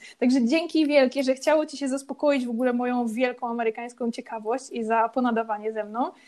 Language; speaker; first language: Polish; native; Polish